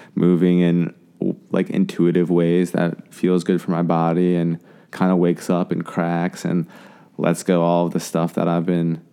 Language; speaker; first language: English; native; English